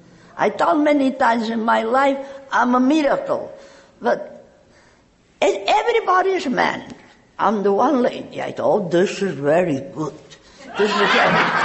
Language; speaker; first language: English; non-native, learner; Catalan